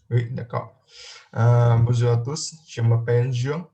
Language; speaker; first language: French; non-native, learner; Vietnamese